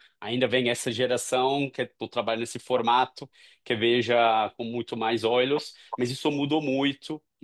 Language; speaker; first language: Portuguese; non-native, fluent; English